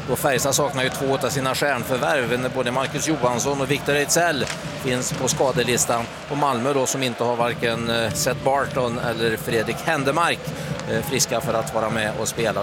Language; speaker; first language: Swedish; native; Swedish